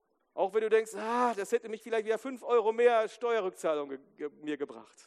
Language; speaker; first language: German; native; German